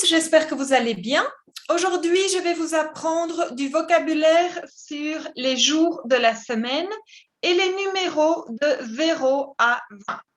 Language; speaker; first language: French; non-native, fluent; Spanish